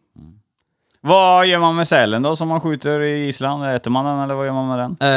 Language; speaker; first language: Swedish; native; Swedish